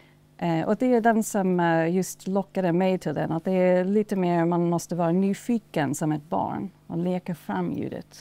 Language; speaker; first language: Swedish; non-native, fluent; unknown